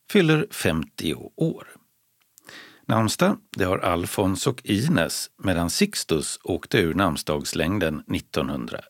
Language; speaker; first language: Swedish; native; Swedish